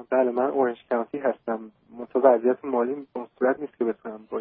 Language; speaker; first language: Persian; early bilingual, heritage; Persian